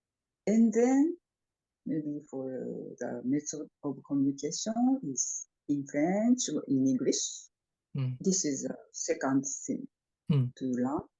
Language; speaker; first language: English; non-native, fluent; Japanese